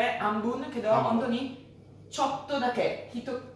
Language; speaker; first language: Japanese; non-native, learner; Italian